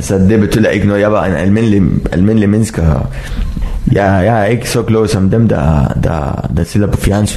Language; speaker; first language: Danish; non-native, learner; Arabic